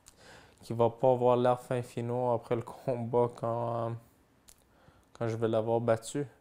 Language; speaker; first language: French; native; French